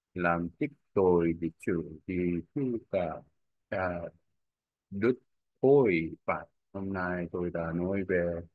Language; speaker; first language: Vietnamese; non-native, learner; Korean